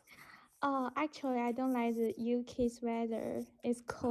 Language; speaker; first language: English; non-native, learner; Chinese